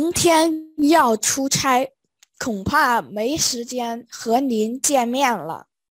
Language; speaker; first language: Chinese; non-native, fluent; Vietnamese